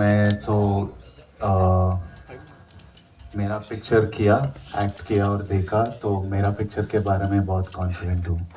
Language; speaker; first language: Hindi; non-native, local second language; Telugu